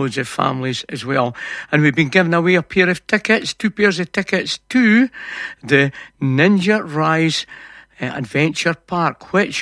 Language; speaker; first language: English; native; English